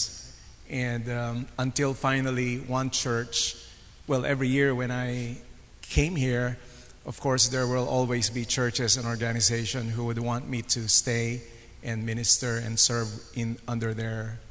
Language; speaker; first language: English; non-native, local second language; Filipino